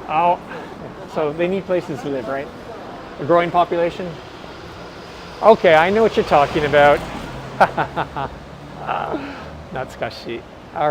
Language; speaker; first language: English; non-native, fluent; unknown